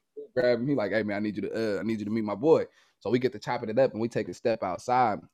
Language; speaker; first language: English; native; English